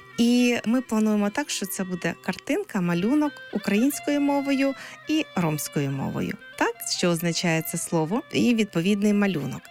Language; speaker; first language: Ukrainian; native; Ukrainian